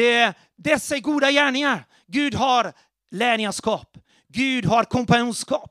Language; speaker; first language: Swedish; non-native, fluent; Portuguese